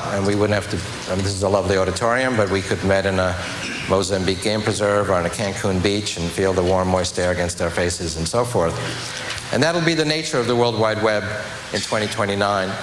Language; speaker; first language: English; native; English